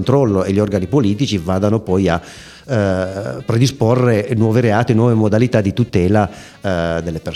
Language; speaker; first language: Italian; native; Italian